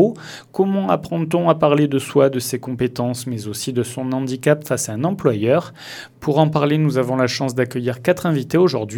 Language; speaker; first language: French; native; French